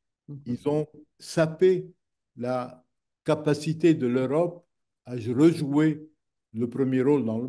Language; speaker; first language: French; non-native, local second language; Arabic